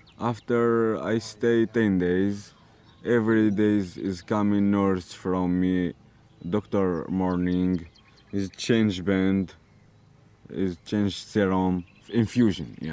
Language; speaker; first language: English; non-native, learner; Arabic